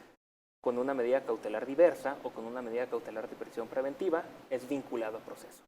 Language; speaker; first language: Spanish; native; Spanish